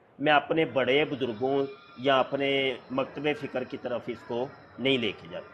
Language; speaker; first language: Urdu; non-native, local second language; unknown